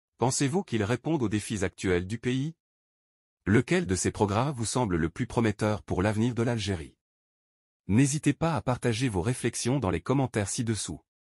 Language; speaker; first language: French; non-native, local second language; Arabic